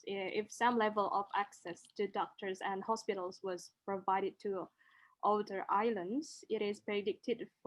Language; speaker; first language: English; non-native, local second language; Indonesian